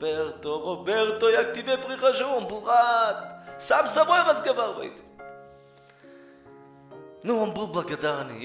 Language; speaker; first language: Russian; early bilingual, heritage; Russian